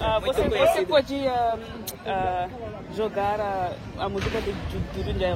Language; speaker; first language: Portuguese; non-native, learner; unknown